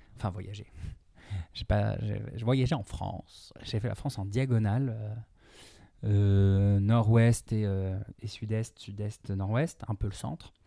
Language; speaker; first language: French; native; French